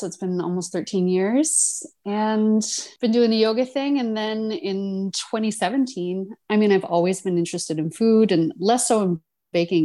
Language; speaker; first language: English; native; English